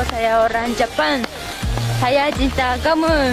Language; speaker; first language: Indonesian; non-native, learner; Japanese